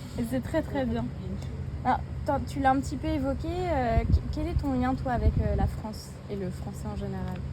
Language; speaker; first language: French; native; French